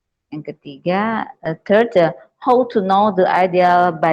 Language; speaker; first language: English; non-native, learner; Indonesian